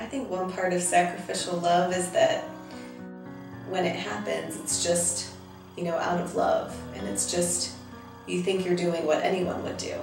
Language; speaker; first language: English; native; English